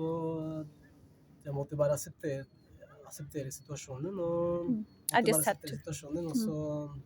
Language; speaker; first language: Norwegian; non-native, fluent; Spanish